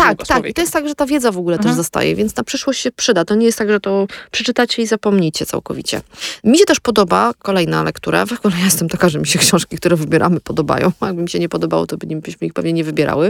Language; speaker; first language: Polish; native; Polish